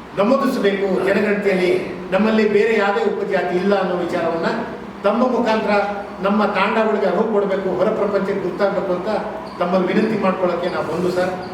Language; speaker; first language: Kannada; non-native, local second language; Lambadi